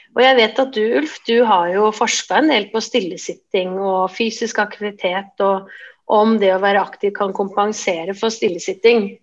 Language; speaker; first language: Norwegian; native; Norwegian